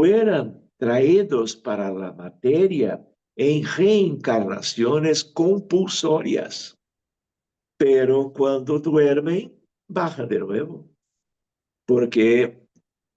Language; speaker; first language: Spanish; non-native, fluent; Portuguese